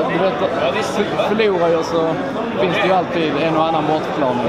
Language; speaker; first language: Swedish; native; Swedish